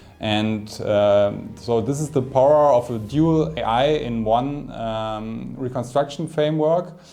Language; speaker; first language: English; non-native, fluent; German